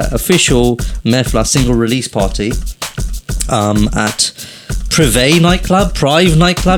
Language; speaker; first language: English; native; English